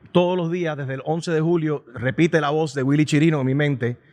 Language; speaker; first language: Spanish; early bilingual, heritage; Spanish